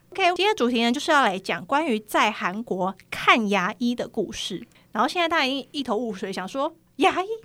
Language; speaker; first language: Chinese; native; Chinese